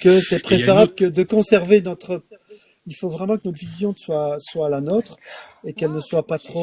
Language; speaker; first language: French; native; French